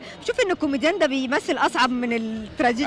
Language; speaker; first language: Arabic; native; Arabic